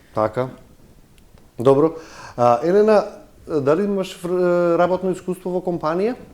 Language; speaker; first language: Macedonian; native; Macedonian